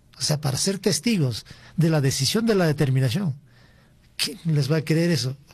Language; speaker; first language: Spanish; native; Spanish